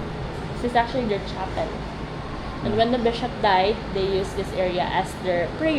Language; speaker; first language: English; non-native, local second language; Filipino